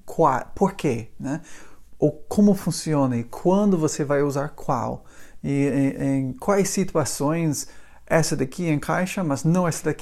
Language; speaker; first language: Portuguese; non-native, fluent; English